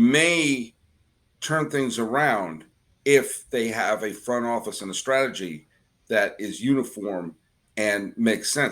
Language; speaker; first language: English; native; English